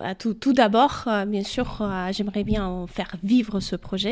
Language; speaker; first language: French; non-native, fluent; Ukrainian